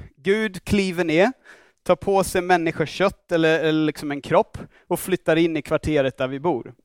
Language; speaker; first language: Swedish; non-native, fluent; English